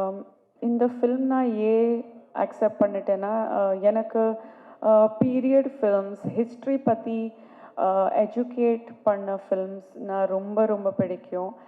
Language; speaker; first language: Tamil; non-native, fluent; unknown